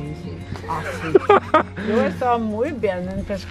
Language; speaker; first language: Spanish; non-native, learner; Norwegian